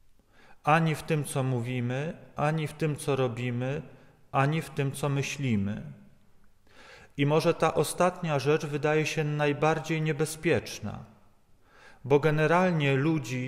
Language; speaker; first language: Polish; native; Polish